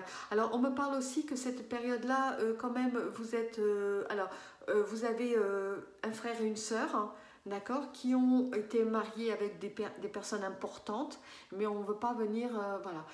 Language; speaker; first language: French; native; French